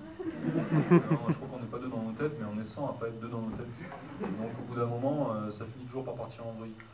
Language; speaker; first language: French; native; French